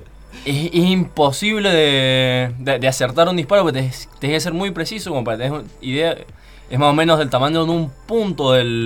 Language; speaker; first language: Spanish; native; Spanish